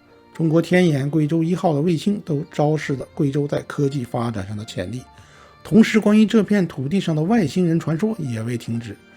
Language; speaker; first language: Chinese; native; Chinese